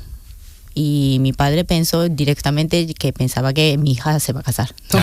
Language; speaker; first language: Spanish; non-native, fluent; Japanese